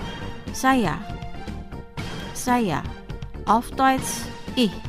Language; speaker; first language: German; non-native, fluent; Indonesian